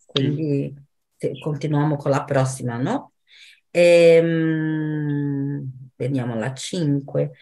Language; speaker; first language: Italian; non-native, fluent; Portuguese